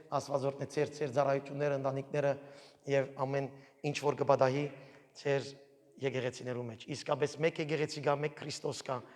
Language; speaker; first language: Armenian; early bilingual, heritage; Armenian